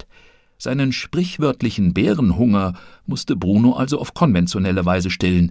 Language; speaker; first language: German; native; German